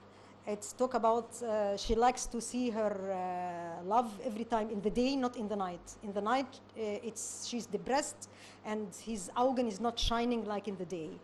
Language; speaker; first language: English; non-native, learner; Arabic